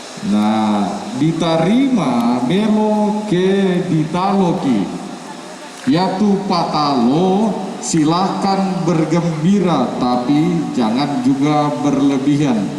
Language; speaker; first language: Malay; non-native, local second language; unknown